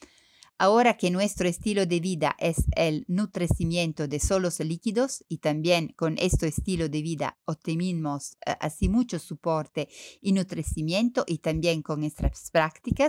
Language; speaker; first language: Spanish; non-native, learner; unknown